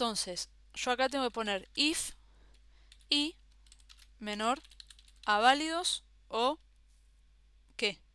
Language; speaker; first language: Spanish; native; Spanish